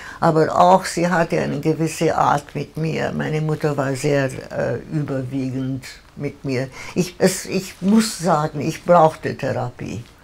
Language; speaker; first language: German; non-native, fluent; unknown